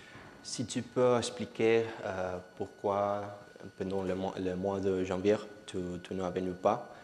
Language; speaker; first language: French; non-native, learner; Spanish